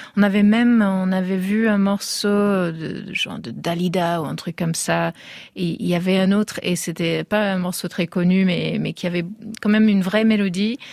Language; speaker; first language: French; non-native, fluent; English